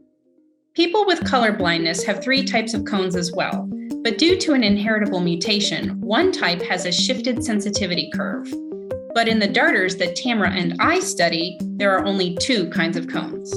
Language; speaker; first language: English; native; English